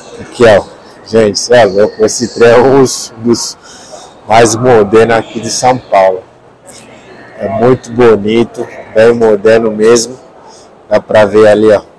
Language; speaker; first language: Portuguese; non-native, learner; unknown